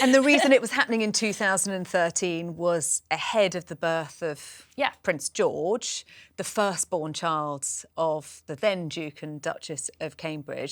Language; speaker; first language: English; native; English